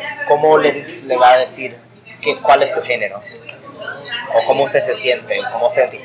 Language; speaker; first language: Spanish; early bilingual, heritage; English